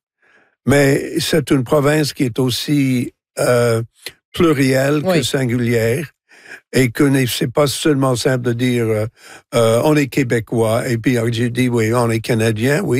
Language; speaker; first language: French; non-native, local second language; English